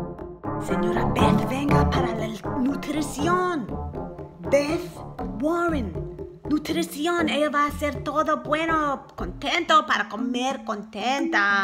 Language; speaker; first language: Spanish; non-native, learner; English